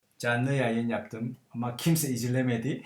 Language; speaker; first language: Turkish; non-native, learner; Korean